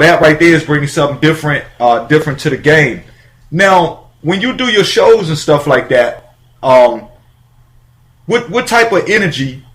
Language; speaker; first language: English; native; English